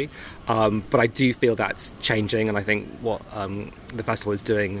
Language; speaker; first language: English; native; English